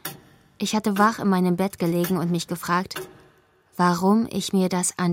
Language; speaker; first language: German; native; German